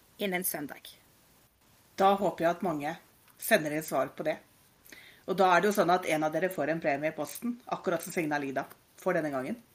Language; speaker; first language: Norwegian; native; Norwegian